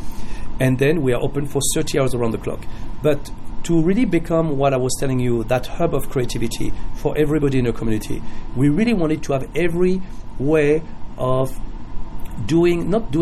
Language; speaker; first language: English; non-native, fluent; French